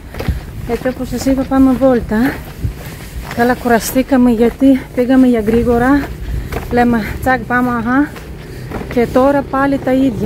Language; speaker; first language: Greek; native; Greek